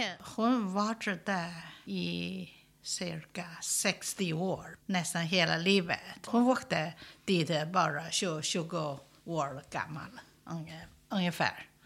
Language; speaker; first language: Swedish; non-native, learner; Chinese